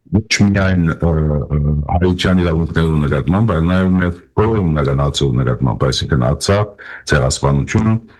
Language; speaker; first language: Armenian; early bilingual, heritage; Armenian